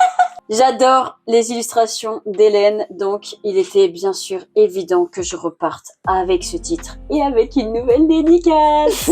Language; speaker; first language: French; native; French